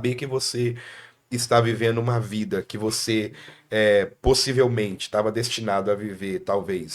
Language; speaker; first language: Portuguese; native; Portuguese